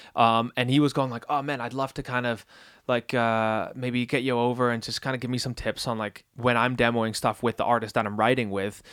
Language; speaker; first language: English; early bilingual, other home language; Dutch